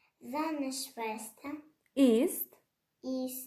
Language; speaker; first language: German; non-native, learner; Ukrainian